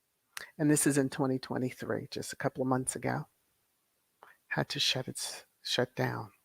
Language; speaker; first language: English; native; English